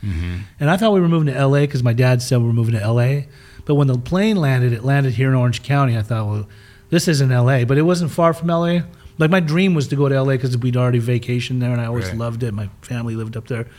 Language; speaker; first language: English; early bilingual, other home language; German